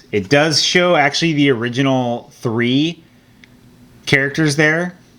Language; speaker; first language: English; native; English